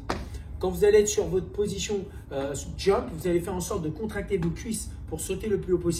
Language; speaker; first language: French; native; French